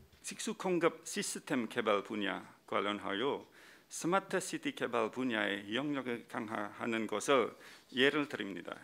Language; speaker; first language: Korean; non-native, fluent; Indonesian